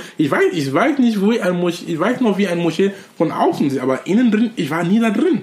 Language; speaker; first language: German; non-native, fluent; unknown